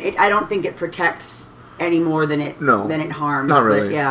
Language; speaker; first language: English; native; English